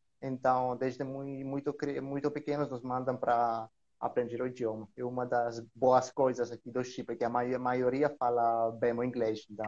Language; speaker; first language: Portuguese; non-native, learner; Greek